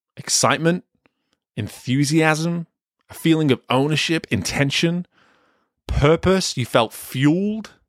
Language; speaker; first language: English; native; English